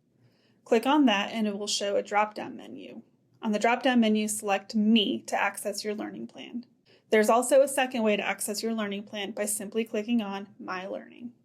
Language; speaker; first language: English; native; English